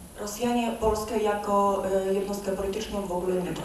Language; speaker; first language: Polish; non-native, fluent; Russian